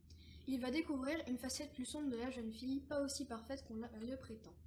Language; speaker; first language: French; native; French